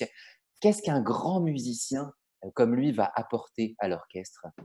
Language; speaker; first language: French; native; French